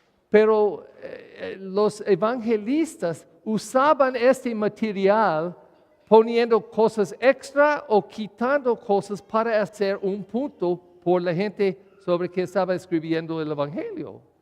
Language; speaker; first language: Spanish; non-native, learner; English